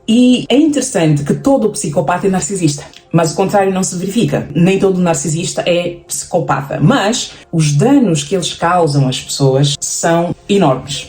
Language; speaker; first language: Portuguese; native; Portuguese